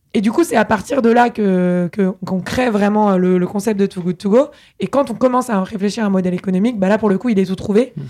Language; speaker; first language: French; native; French